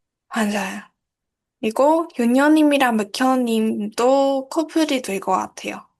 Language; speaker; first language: Korean; non-native, learner; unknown